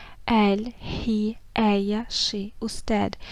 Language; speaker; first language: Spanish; non-native, fluent; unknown